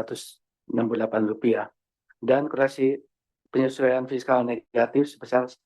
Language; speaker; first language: Indonesian; native; Indonesian